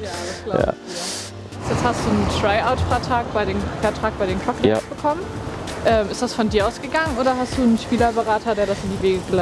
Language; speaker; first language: German; native; German